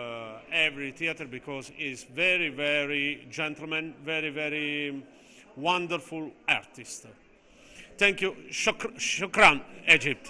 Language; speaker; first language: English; non-native, learner; Italian